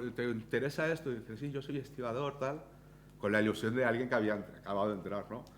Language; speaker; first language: Spanish; native; Spanish